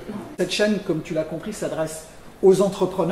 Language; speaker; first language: French; native; French